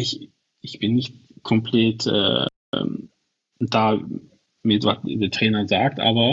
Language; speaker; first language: German; non-native, learner; Dutch